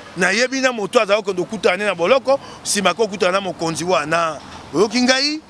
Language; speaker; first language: Lingala; non-native, local second language; Luba-Lulua